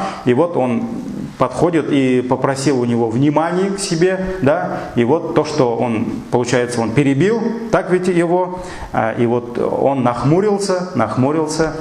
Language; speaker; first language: Russian; non-native, local second language; Tatar